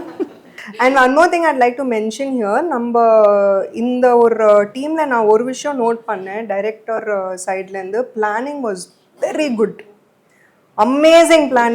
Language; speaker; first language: Tamil; non-native, fluent; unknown